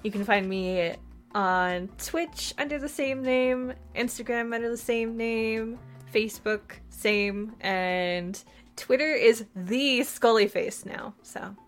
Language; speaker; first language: English; native; English